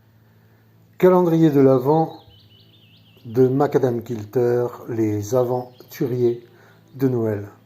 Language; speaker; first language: French; native; French